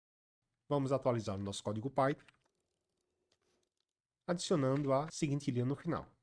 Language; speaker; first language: Portuguese; native; Portuguese